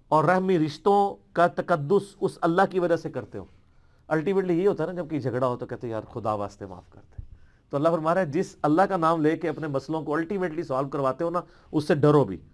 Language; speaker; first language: Urdu; non-native, local second language; Punjabi